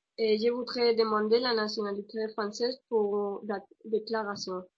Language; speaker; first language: French; non-native, learner; Spanish